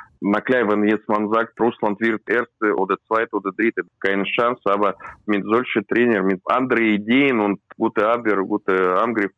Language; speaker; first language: German; non-native, learner; Russian